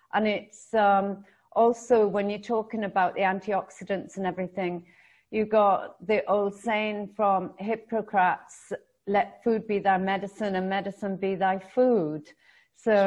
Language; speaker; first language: English; native; English